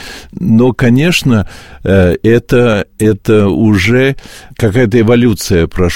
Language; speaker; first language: Russian; early bilingual, heritage; Russian